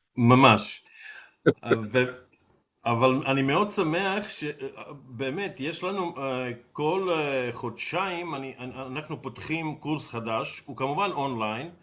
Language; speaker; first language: Hebrew; non-native, fluent; Serbian